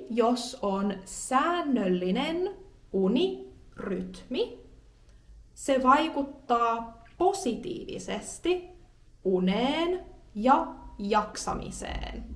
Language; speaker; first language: Finnish; native; Finnish